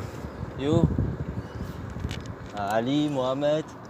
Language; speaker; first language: English; non-native, learner; French